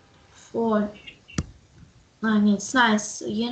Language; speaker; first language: English; non-native, learner; Russian